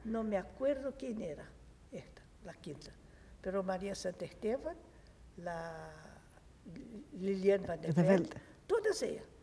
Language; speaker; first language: Spanish; non-native, fluent; Portuguese